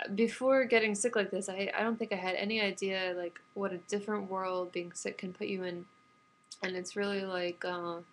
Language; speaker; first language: English; native; English